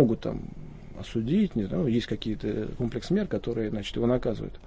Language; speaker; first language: Russian; native; Russian